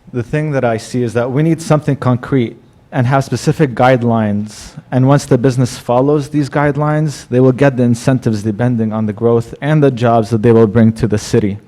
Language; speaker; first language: English; non-native, fluent; Arabic